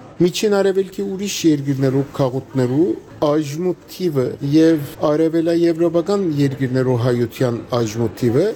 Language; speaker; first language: Armenian; native; Armenian